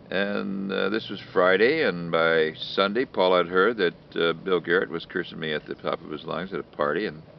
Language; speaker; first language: English; native; English